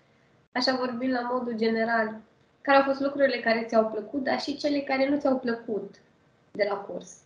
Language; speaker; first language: Romanian; native; Romanian